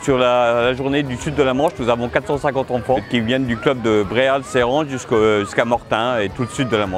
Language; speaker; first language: French; native; French